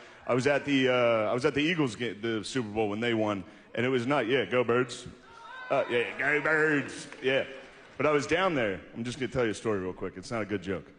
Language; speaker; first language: English; native; English